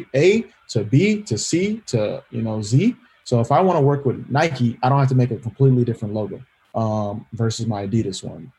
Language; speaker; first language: English; native; English